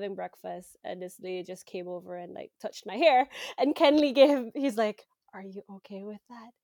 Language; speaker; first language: English; native; English